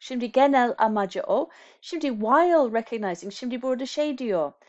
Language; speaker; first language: Turkish; non-native, fluent; English